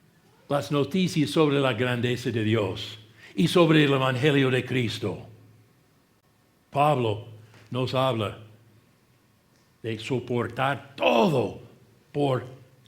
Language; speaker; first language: Spanish; non-native, fluent; English